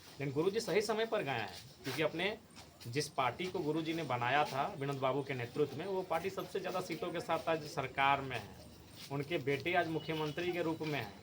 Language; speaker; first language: Hindi; native; Hindi